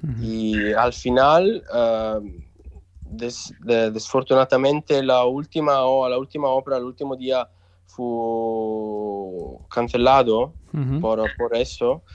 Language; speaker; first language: Spanish; non-native, local second language; Italian